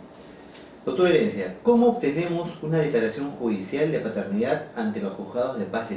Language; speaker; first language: Spanish; native; Spanish